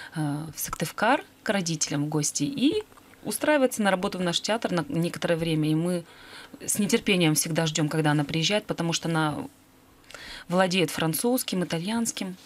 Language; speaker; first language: Russian; native; Russian